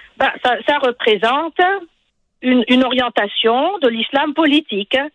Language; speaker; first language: French; non-native, local second language; Arabic